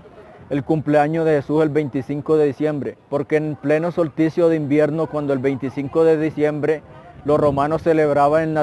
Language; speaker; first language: Spanish; native; Spanish